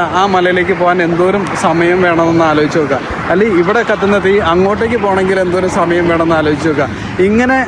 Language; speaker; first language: Malayalam; native; Malayalam